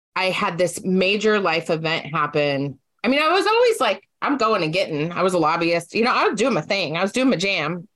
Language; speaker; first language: English; native; English